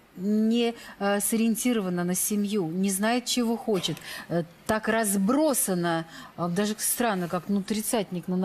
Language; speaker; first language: Russian; native; Russian